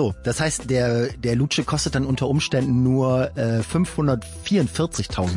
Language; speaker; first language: German; native; German